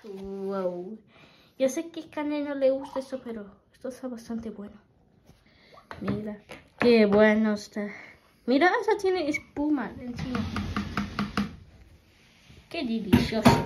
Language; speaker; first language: Spanish; early bilingual, heritage; Spanish